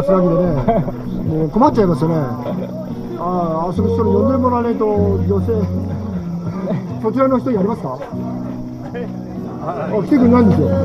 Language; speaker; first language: Japanese; native; Japanese